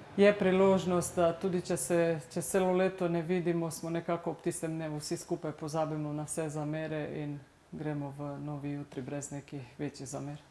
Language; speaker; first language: Slovenian; non-native, local second language; Romany